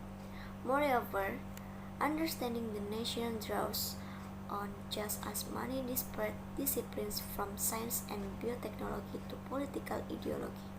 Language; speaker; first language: English; non-native, learner; Indonesian